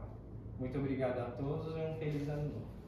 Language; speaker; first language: Portuguese; native; Portuguese